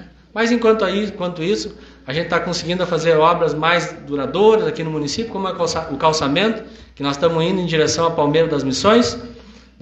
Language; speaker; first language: Portuguese; native; Portuguese